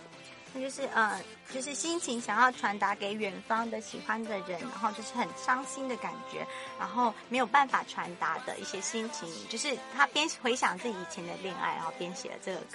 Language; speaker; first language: Chinese; native; Chinese